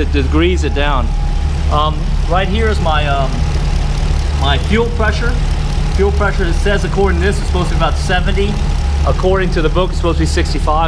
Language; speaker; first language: English; native; English